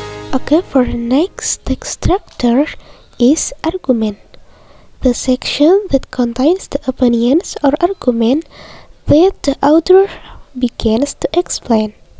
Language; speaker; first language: English; non-native, learner; Indonesian